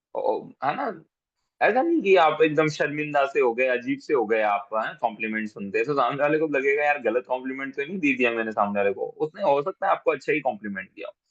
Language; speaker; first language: Hindi; native; Hindi